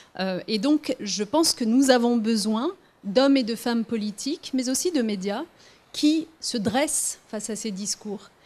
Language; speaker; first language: French; early bilingual, other home language; Riffian